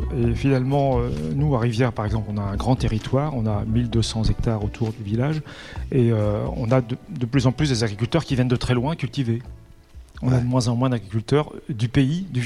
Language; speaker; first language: French; native; French